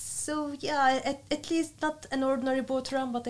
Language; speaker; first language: English; non-native, fluent; Turkish